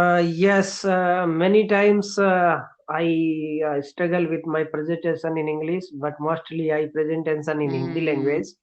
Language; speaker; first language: English; non-native, learner; Hindi